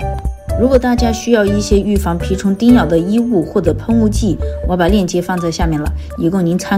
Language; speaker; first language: Chinese; native; Chinese